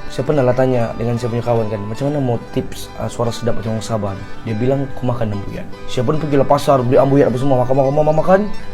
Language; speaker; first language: Malay; native; Malay